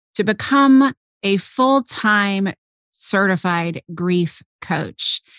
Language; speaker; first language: English; native; English